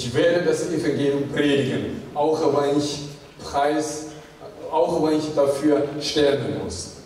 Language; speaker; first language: German; non-native, fluent; Chinese